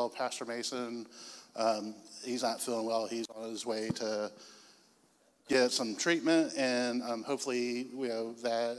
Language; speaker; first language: English; native; English